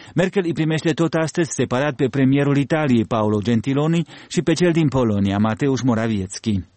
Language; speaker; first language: Romanian; native; Romanian